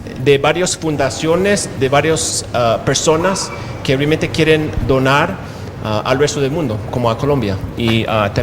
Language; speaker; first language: Spanish; non-native, fluent; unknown